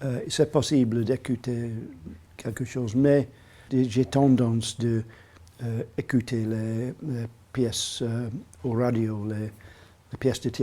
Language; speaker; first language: French; non-native, learner; English